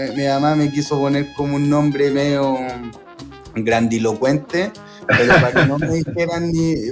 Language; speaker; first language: Spanish; native; Spanish